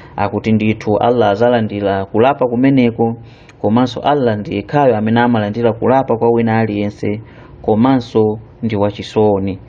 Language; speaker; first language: Nyanja; native; Nyanja